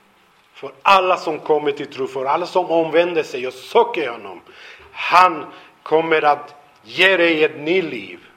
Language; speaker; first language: Swedish; non-native, fluent; Spanish